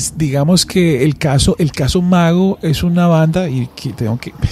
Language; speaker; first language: Spanish; native; Spanish